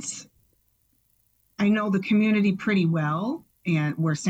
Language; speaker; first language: English; native; English